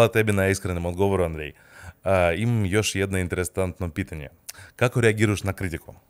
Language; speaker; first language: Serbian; non-native, fluent; Russian